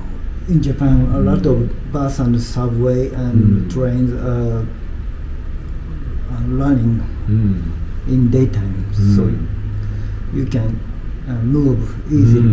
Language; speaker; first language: English; non-native, learner; Japanese